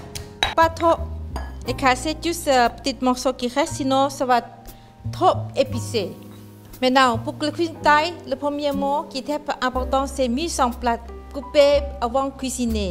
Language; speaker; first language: French; non-native, fluent; Thai